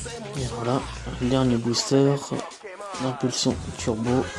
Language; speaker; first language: French; native; French